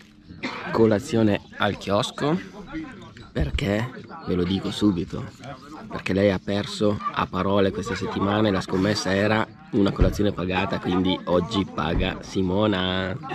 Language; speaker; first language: Italian; native; Italian